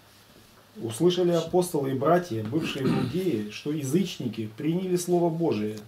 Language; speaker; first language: Russian; native; Russian